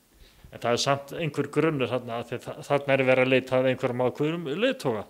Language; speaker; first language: Icelandic; native; Icelandic